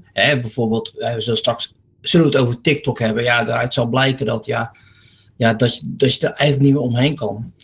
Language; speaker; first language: Dutch; native; Dutch